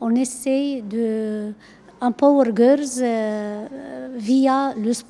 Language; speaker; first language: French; non-native, local second language; Arabic